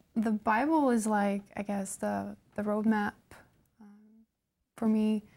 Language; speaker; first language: English; non-native, fluent; Norwegian